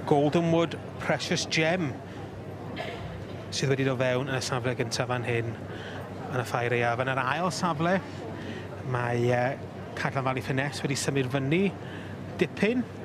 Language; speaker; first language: Welsh; native; Welsh